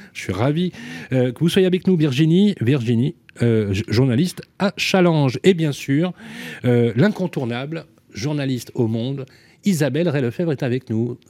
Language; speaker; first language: French; native; French